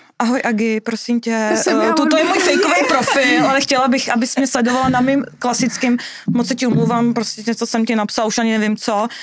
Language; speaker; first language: Czech; native; Czech